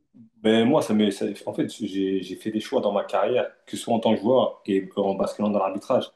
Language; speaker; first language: French; native; French